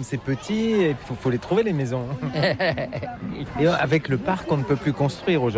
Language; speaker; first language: French; native; French